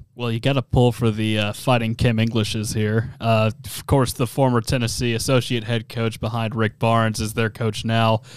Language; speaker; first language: English; native; English